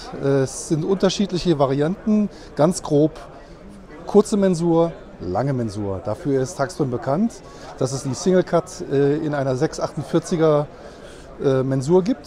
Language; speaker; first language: German; native; German